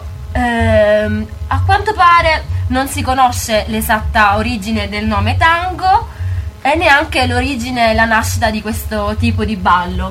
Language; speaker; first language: Italian; native; Italian